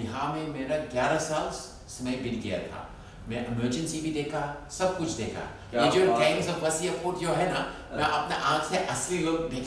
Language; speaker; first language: Hindi; non-native, fluent; English